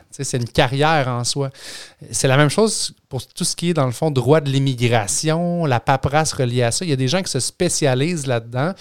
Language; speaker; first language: French; native; French